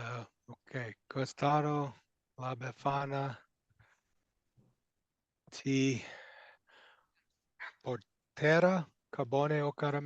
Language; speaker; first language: Italian; non-native, learner; English